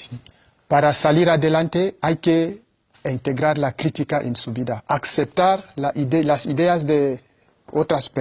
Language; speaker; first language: Spanish; non-native, fluent; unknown